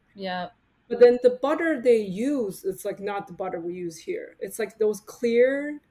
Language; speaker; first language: English; non-native, fluent; Chinese